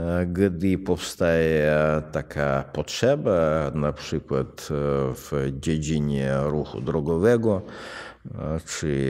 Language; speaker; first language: Polish; non-native, fluent; Russian